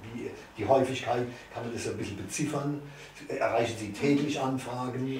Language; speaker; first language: German; native; German